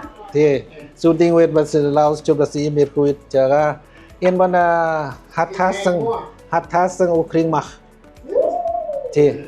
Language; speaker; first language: Mongolian; non-native, learner; Lao